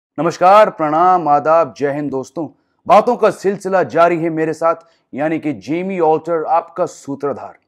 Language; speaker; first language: Hindi; non-native, local second language; English